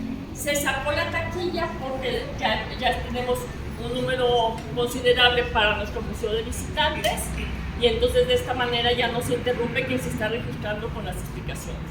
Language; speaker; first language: Spanish; native; Spanish